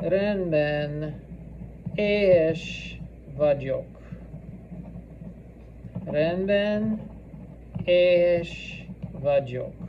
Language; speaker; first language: Hungarian; non-native, learner; English